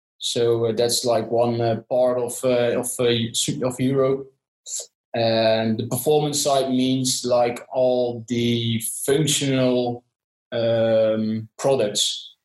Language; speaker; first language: English; non-native, fluent; Dutch